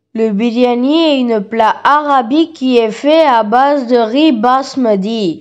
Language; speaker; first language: French; non-native, learner; Tamil